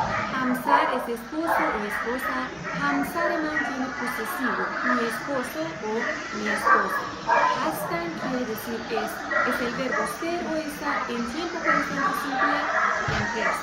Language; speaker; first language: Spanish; non-native, fluent; Persian